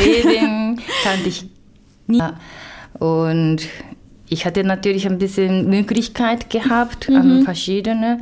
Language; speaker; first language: German; non-native, learner; Japanese